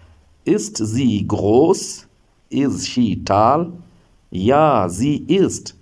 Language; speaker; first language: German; non-native, learner; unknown